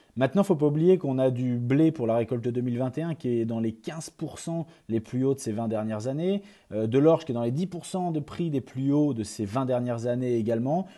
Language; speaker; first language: French; native; French